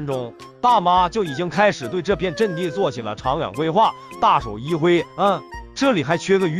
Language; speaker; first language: Chinese; native; Chinese